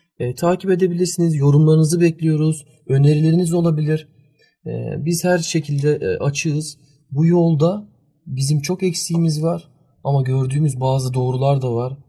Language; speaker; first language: Turkish; early bilingual, heritage; Turkish